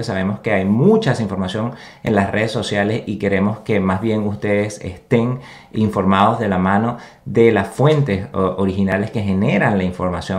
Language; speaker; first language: Spanish; native; Spanish